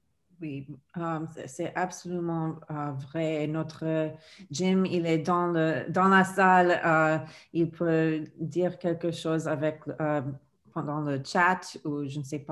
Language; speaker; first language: French; non-native, fluent; English